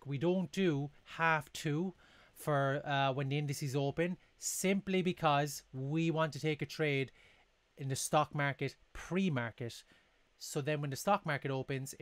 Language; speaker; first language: English; native; English